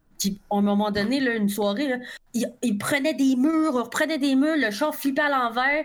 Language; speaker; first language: French; native; French